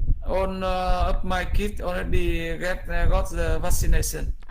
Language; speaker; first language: English; non-native, learner; Vietnamese